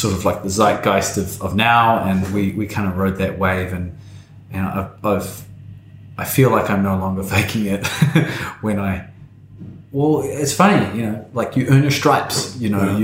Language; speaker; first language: English; native; English